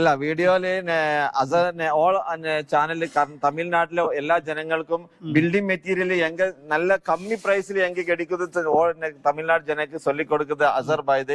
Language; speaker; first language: Tamil; non-native, learner; Malayalam